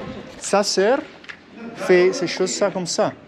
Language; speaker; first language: French; non-native, fluent; English